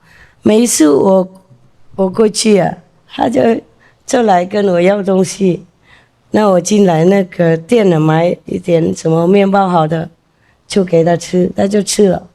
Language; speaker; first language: Chinese; non-native, fluent; Vietnamese